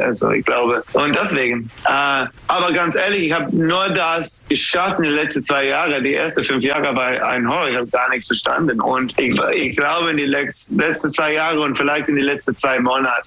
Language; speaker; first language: German; non-native, learner; English